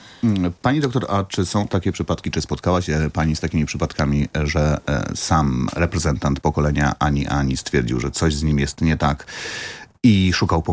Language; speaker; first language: Polish; native; Polish